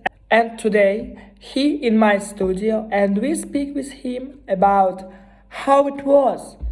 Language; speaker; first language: English; non-native, learner; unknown